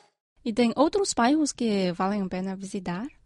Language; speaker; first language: Portuguese; non-native, fluent; Chinese